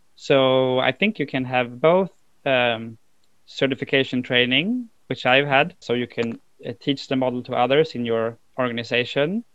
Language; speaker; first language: English; non-native, fluent; Swedish